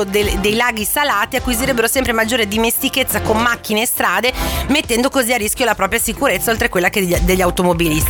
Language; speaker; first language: Italian; native; Italian